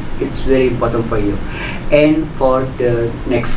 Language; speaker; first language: English; non-native, learner; Indonesian